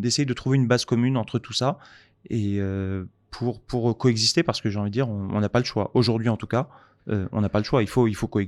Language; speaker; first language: French; native; French